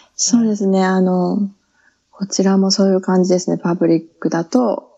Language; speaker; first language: Japanese; native; Japanese